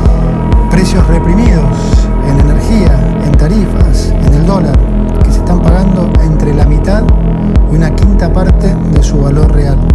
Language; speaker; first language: Spanish; native; Spanish